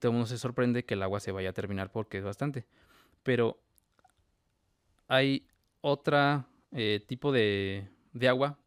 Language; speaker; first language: Spanish; native; Spanish